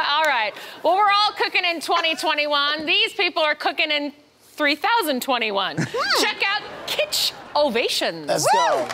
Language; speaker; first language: English; native; English